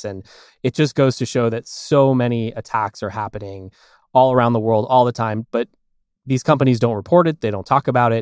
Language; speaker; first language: English; native; English